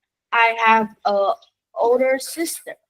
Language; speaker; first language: English; non-native, learner; Vietnamese